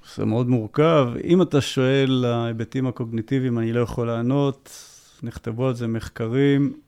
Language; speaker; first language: Hebrew; native; Hebrew